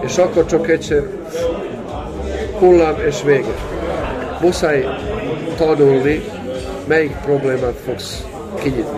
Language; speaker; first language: Hungarian; non-native, local second language; Serbian